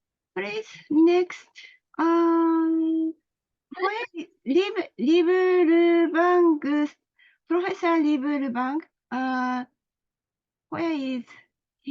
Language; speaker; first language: English; non-native, learner; Japanese